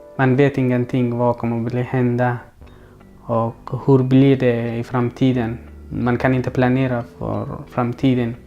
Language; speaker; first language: Swedish; non-native, learner; Persian